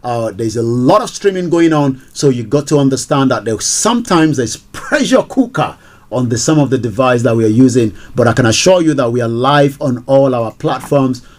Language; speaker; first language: English; non-native, local second language; Yoruba